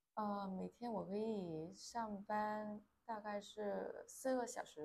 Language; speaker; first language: Chinese; non-native, learner; Vietnamese